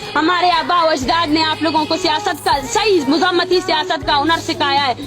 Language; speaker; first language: Urdu; non-native, local second language; Baluchi